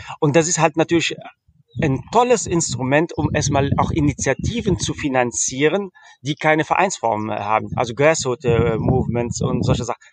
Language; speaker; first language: German; early bilingual, heritage; German